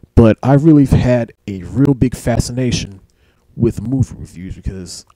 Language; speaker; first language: English; native; English